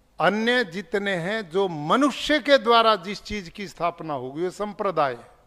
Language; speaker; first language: Hindi; native; Hindi